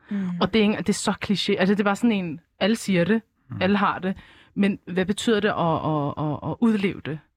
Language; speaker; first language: Danish; early bilingual, other home language; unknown